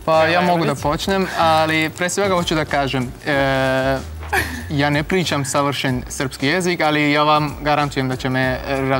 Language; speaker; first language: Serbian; non-native, learner; Turkish